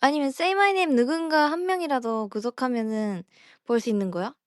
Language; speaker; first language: Korean; non-native, fluent; Japanese